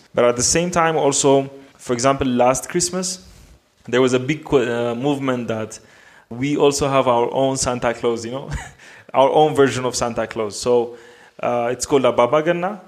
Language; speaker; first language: English; non-native, fluent; Amharic